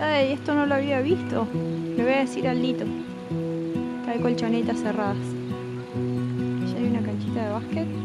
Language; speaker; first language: Spanish; native; Spanish